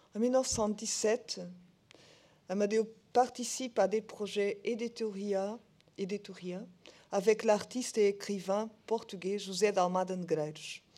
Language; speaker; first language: French; non-native, learner; Portuguese